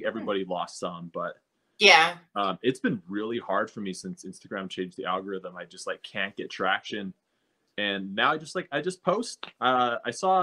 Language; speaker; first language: English; native; English